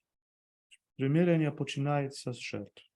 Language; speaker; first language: Ukrainian; non-native, fluent; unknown